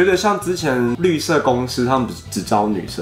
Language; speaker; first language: Chinese; native; Chinese